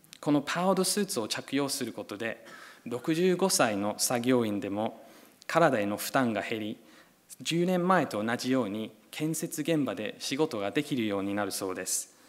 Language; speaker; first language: Japanese; non-native, fluent; English